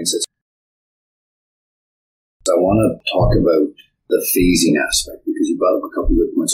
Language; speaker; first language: English; native; English